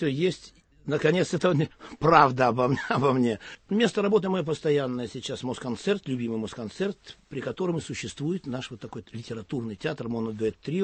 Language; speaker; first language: Russian; native; Russian